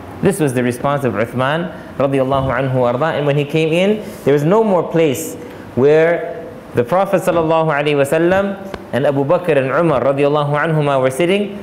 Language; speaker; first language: English; native; English